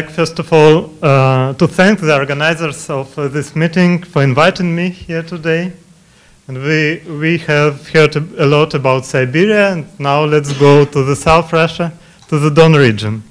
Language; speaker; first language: English; non-native, fluent; Russian